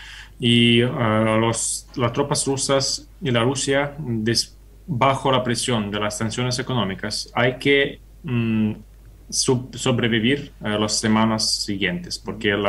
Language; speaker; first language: Spanish; non-native, fluent; Ukrainian